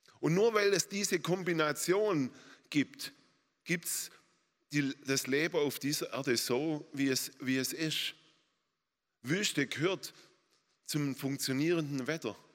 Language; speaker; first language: German; native; German